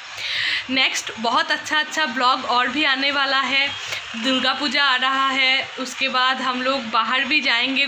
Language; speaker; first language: Hindi; non-native, local second language; Bangla